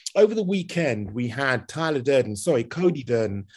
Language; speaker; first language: English; native; English